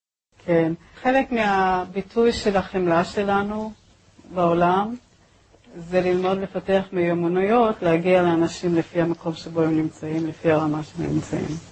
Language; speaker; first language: Hebrew; native; Hebrew